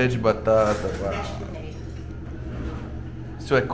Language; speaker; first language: Portuguese; non-native, learner; English